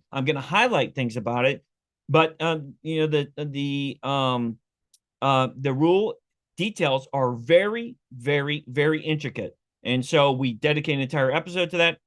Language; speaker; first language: English; native; English